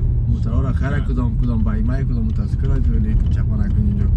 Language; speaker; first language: Persian; native; Persian